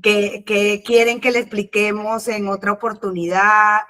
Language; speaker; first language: Spanish; native; Spanish